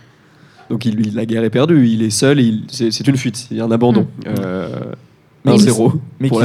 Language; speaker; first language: French; native; French